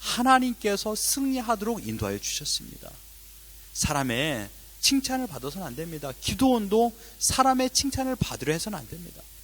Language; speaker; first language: Korean; native; Korean